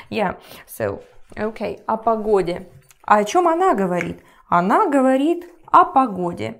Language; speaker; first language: Russian; non-native, learner; English